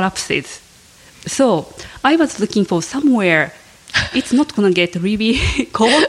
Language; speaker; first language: English; non-native, fluent; Japanese